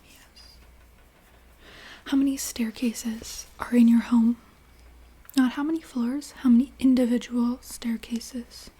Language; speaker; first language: English; native; English